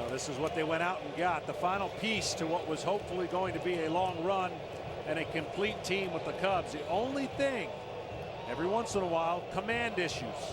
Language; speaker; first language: English; native; English